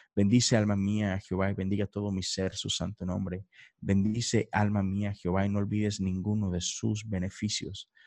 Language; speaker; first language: Spanish; native; Spanish